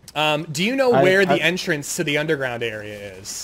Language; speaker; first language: English; native; English